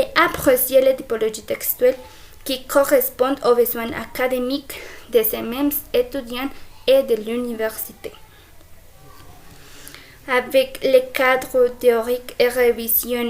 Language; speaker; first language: French; non-native, fluent; Spanish